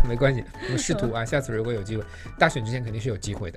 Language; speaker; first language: Chinese; native; Chinese